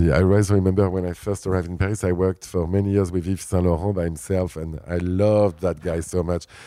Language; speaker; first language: English; non-native, fluent; French